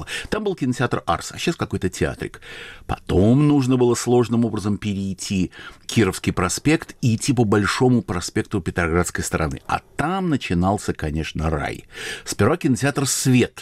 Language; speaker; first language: Russian; native; Russian